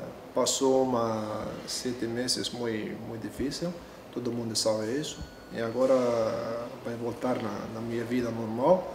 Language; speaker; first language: Portuguese; non-native, learner; Arabic